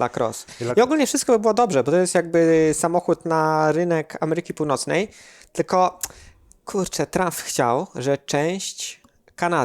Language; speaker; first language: Polish; native; Polish